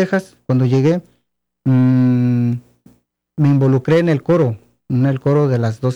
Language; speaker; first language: Spanish; native; Spanish